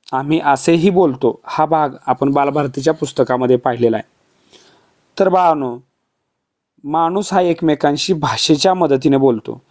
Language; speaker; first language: Marathi; native; Marathi